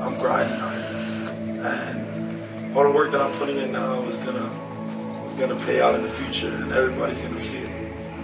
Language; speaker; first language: English; non-native, fluent; Spanish